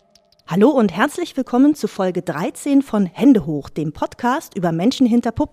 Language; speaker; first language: German; native; German